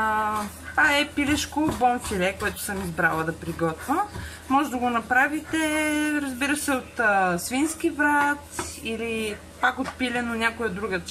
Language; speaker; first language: Bulgarian; native; Bulgarian